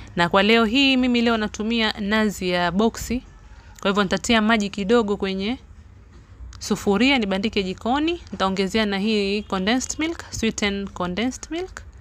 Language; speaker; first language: Swahili; native; Swahili